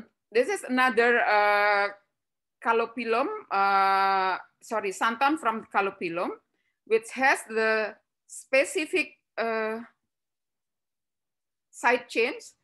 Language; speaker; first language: English; non-native, fluent; Javanese